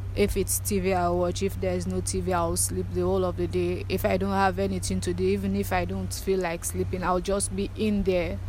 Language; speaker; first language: English; non-native, local second language; Krio